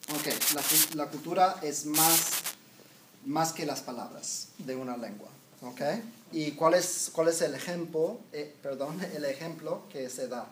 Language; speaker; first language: Spanish; non-native, fluent; English